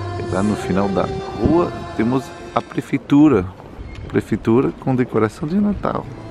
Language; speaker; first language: Portuguese; non-native, fluent; French